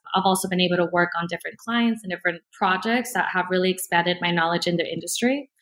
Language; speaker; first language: English; early bilingual, other home language; Spanish